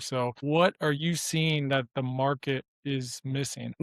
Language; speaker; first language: English; native; English